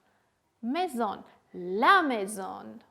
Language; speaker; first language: French; non-native, fluent; Armenian